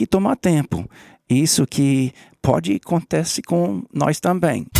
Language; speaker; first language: Portuguese; non-native, learner; English